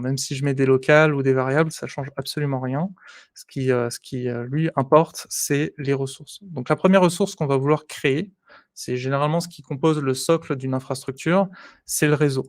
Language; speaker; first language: French; native; French